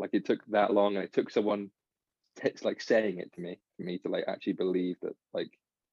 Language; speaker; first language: English; native; English